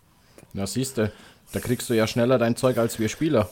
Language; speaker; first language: German; native; German